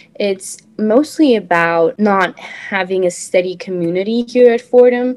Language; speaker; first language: English; non-native, fluent; Portuguese